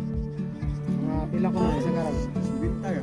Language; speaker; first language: Filipino; non-native, learner; Korean